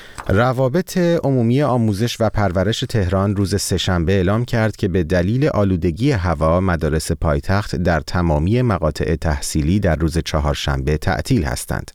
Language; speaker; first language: Persian; native; Persian